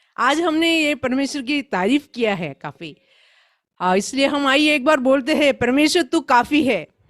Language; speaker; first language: Hindi; non-native, local second language; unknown